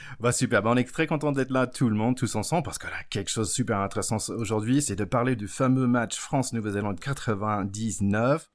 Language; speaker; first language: French; non-native, fluent; English